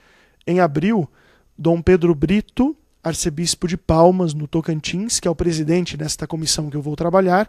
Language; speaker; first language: Portuguese; native; Portuguese